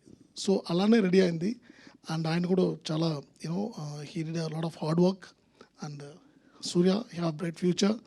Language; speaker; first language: Telugu; non-native, local second language; Tamil